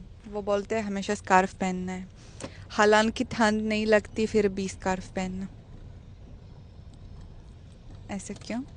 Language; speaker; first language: Hindi; non-native, fluent; Russian